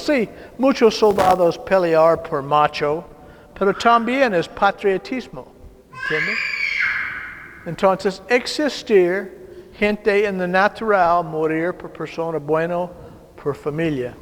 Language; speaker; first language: Spanish; non-native, learner; English